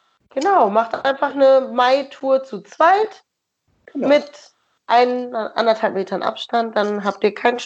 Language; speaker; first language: German; native; German